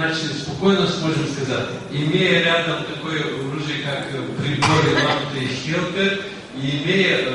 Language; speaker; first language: Russian; non-native, learner; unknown